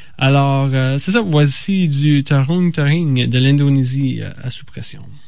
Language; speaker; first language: French; native; French